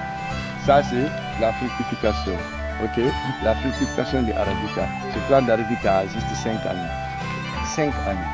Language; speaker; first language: French; non-native, local second language; Fula